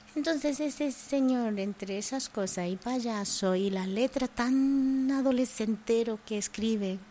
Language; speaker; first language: Spanish; non-native, fluent; Japanese